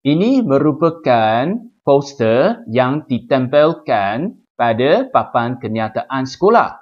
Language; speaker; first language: Malay; non-native, local second language; Chinese